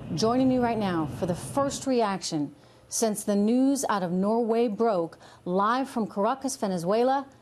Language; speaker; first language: English; native; English